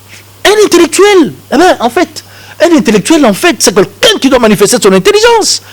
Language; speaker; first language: French; non-native, local second language; Lingala